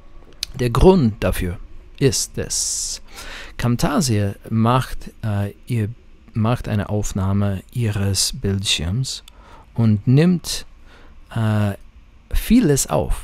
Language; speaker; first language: German; non-native, fluent; English